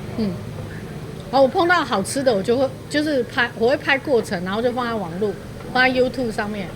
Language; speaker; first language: Chinese; native; Chinese